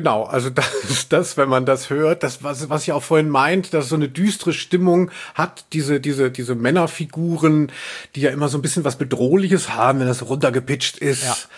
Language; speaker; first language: German; native; German